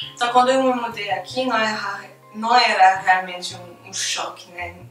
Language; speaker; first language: Portuguese; non-native, fluent; French